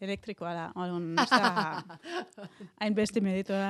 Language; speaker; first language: Basque; non-native, learner; German